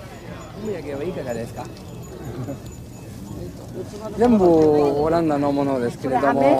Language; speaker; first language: Japanese; non-native, fluent; Dutch